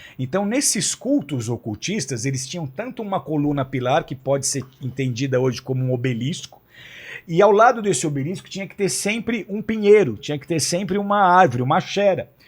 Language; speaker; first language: Portuguese; native; Portuguese